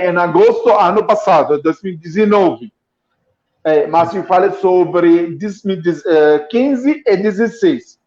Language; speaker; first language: Portuguese; non-native, fluent; Arabic